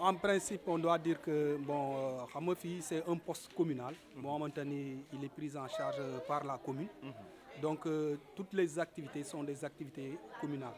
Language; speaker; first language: French; non-native, local second language; Wolof